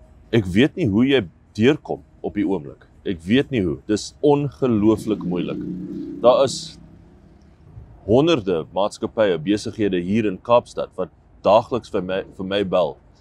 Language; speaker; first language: Afrikaans; non-native, local second language; English